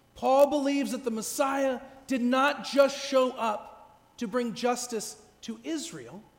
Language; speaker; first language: English; native; English